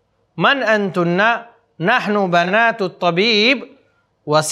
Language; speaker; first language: Arabic; non-native, fluent; Urdu